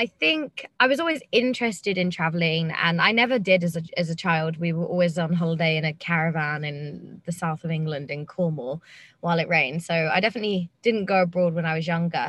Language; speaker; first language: English; native; English